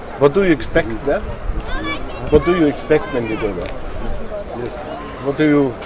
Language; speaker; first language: English; non-native, learner; German